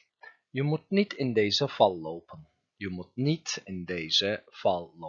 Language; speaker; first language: Dutch; non-native, fluent; Turkish